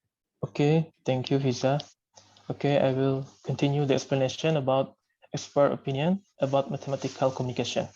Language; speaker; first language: English; non-native, learner; Indonesian